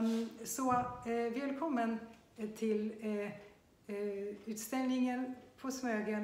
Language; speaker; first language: Swedish; non-native, fluent; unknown